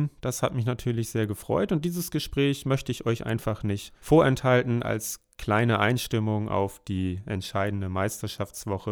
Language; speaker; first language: German; native; German